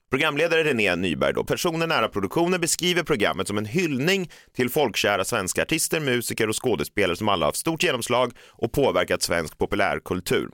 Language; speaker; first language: Swedish; native; Swedish